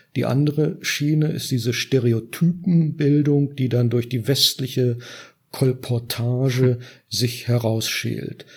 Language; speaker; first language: German; native; German